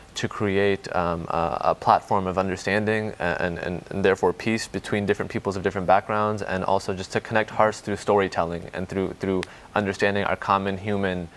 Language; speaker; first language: English; native; English